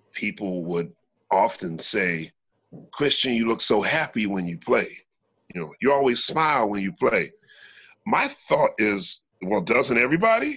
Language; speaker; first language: English; native; English